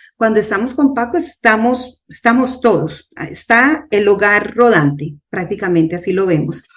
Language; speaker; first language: Spanish; native; Spanish